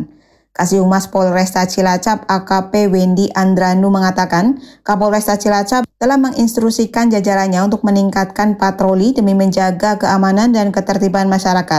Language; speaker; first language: Indonesian; native; Indonesian